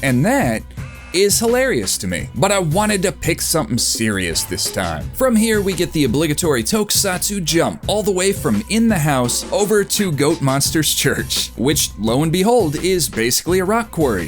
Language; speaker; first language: English; native; English